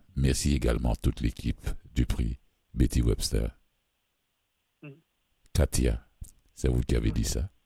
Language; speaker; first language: French; native; French